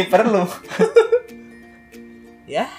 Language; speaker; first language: Indonesian; native; Indonesian